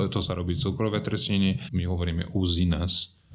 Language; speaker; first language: Slovak; non-native, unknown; Portuguese